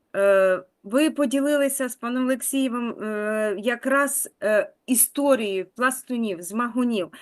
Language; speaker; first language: Ukrainian; native; Ukrainian